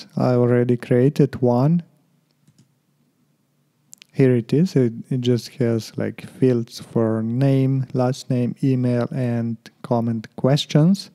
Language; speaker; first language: English; non-native, fluent; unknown